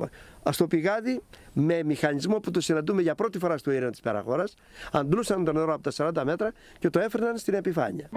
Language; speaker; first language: Greek; native; Greek